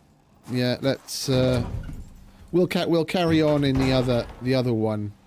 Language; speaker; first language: English; native; English